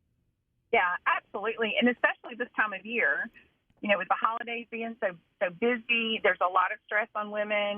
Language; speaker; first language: English; native; English